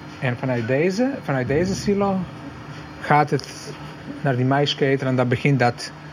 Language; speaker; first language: Dutch; non-native, fluent; Croatian